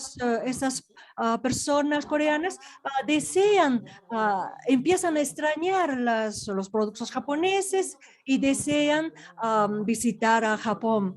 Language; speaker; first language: Spanish; non-native, fluent; Japanese